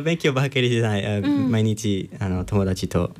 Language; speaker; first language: Japanese; non-native, learner; English